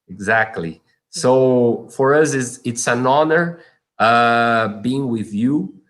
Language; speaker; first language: English; non-native, fluent; Portuguese